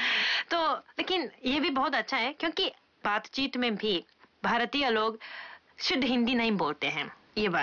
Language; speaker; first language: Hindi; non-native, fluent; Japanese